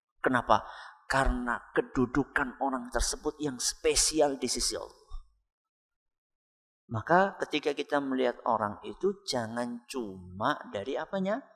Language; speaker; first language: Indonesian; non-native, local second language; Javanese